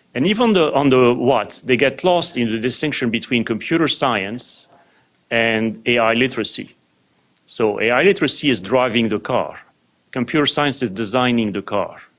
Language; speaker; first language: English; non-native, fluent; French